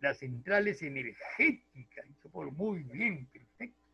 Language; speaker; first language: Spanish; native; Spanish